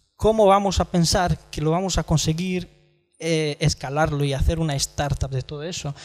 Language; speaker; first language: Spanish; non-native, fluent; Romanian